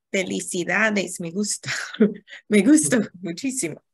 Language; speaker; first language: Spanish; non-native, learner; English